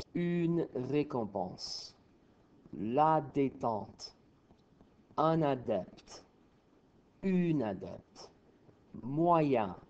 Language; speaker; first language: French; non-native, fluent; English